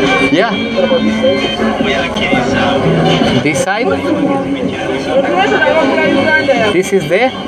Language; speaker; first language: English; non-native, learner; Spanish